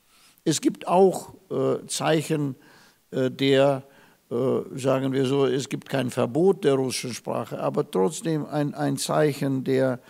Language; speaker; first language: German; non-native, fluent; Russian